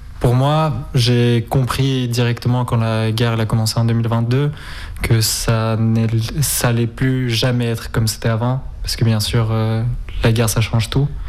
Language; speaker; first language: French; non-native, fluent; Spanish